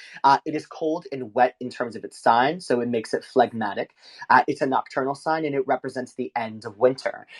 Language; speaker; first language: English; native; English